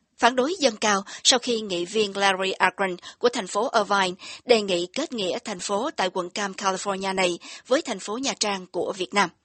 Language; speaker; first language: Vietnamese; native; Vietnamese